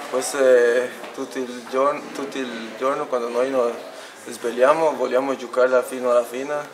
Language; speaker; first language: Italian; non-native, fluent; Spanish